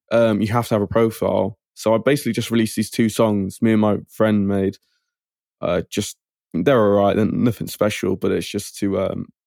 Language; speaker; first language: English; native; English